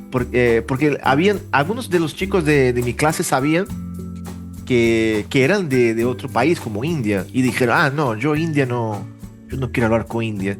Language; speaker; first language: Spanish; early bilingual, heritage; Portuguese